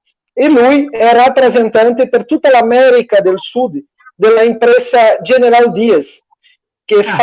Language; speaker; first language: Italian; non-native, fluent; Portuguese